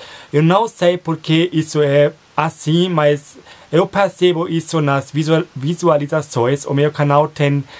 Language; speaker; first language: Portuguese; non-native, fluent; German